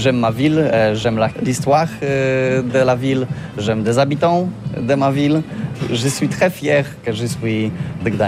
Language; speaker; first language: French; non-native, learner; Polish